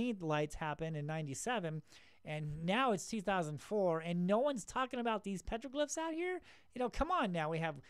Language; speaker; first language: English; native; English